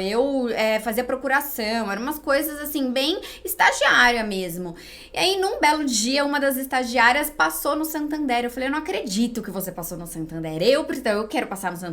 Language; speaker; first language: Portuguese; native; Portuguese